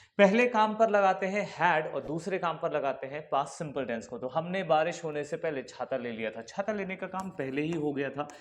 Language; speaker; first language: Hindi; native; Hindi